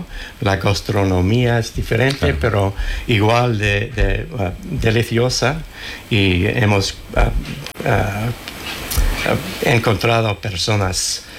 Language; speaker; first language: Spanish; non-native, fluent; English